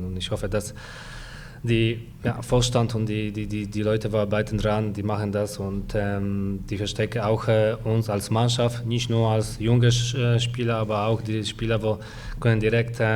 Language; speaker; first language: German; non-native, fluent; Polish